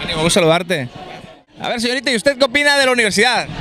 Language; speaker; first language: Spanish; native; Spanish